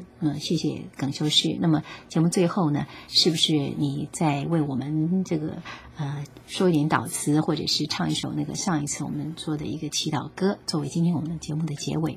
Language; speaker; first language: Chinese; native; Chinese